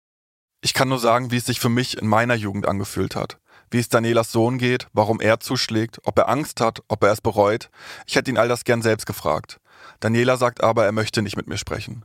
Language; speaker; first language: German; native; German